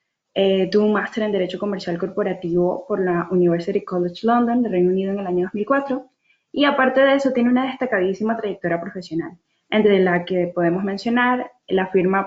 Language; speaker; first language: Spanish; native; Spanish